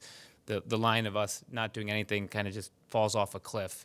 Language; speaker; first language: English; early bilingual, other home language; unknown